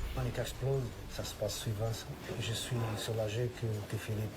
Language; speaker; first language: French; non-native, fluent; Portuguese